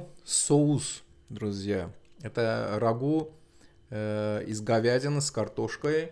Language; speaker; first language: Russian; non-native, fluent; Azerbaijani